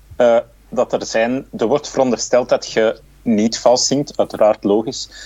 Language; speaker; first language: Dutch; native; Dutch